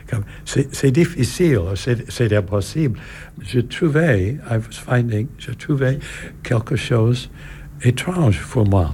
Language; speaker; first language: French; non-native, learner; English